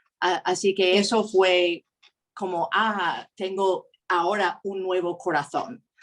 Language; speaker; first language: Spanish; non-native, fluent; English